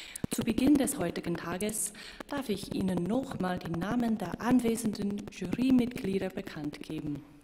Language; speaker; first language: German; native; German